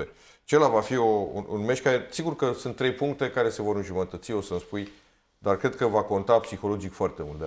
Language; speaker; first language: Romanian; native; Romanian